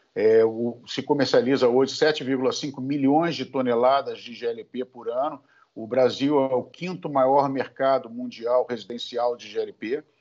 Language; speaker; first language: Portuguese; native; Portuguese